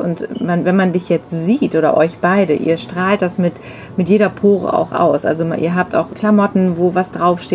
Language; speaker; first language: German; native; German